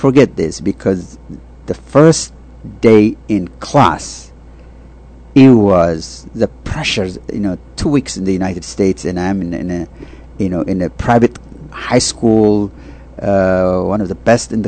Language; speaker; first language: English; non-native, fluent; Tigrinya